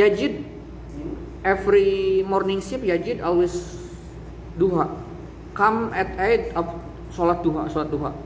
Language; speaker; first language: English; non-native, learner; Indonesian